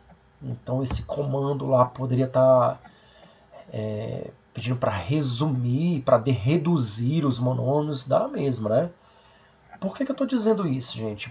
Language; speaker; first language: Portuguese; native; Portuguese